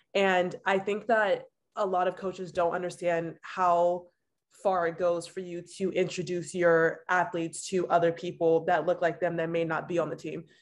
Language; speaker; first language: English; native; English